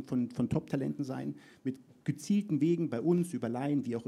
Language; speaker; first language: German; native; German